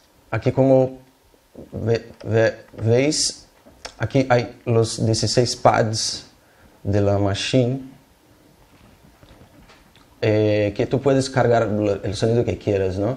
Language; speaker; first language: Spanish; non-native, fluent; Portuguese